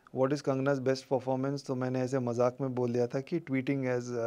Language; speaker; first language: Hindi; non-native, local second language; Kodava